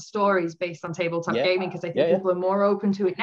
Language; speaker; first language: English; native; English